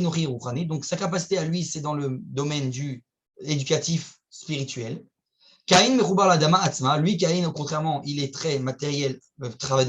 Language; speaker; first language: French; native; French